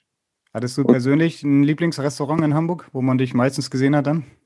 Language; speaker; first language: German; native; German